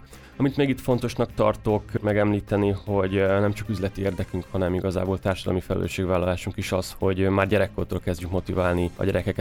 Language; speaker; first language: Hungarian; native; Hungarian